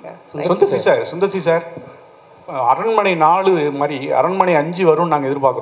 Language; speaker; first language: Tamil; native; Tamil